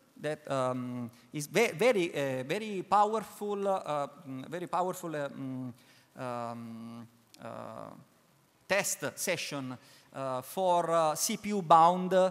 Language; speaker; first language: English; non-native, learner; Italian